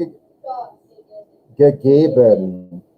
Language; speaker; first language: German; non-native, fluent; English